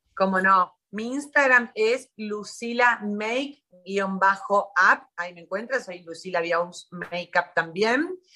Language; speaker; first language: Spanish; native; Spanish